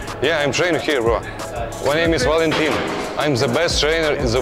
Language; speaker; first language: English; non-native, learner; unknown